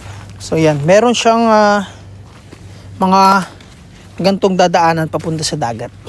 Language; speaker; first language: Filipino; native; Filipino